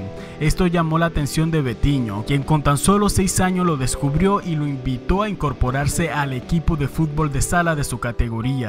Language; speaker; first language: Spanish; native; Spanish